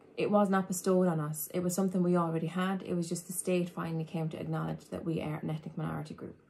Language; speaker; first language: English; native; English